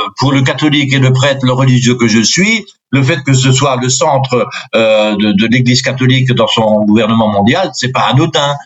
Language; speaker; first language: French; non-native, local second language; Swiss German